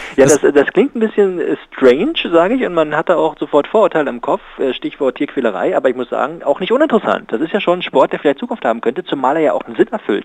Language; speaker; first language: German; native; German